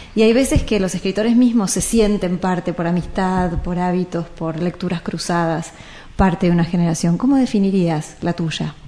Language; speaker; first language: Spanish; native; Spanish